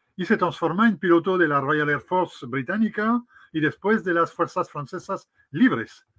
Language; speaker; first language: Spanish; non-native, fluent; French